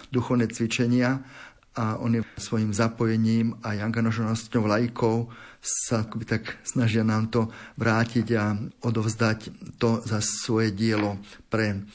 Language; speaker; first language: Slovak; native; Slovak